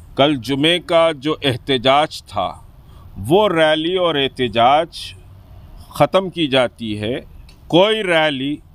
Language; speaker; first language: Hindi; non-native, local second language; Urdu